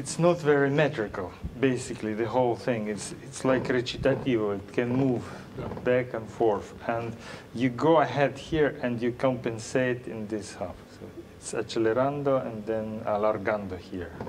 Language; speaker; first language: English; non-native, learner; Russian